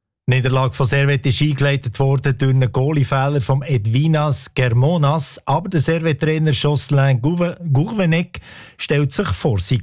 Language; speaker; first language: German; native; German